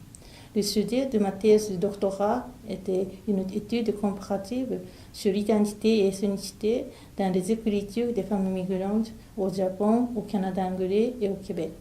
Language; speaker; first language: French; non-native, fluent; Japanese